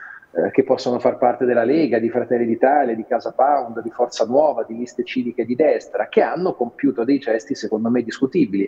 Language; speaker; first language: Italian; native; Italian